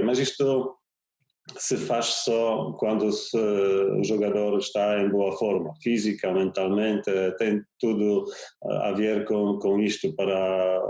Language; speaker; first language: Portuguese; non-native, fluent; Polish